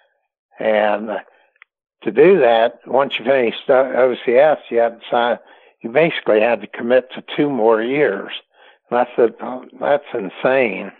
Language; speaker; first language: English; native; English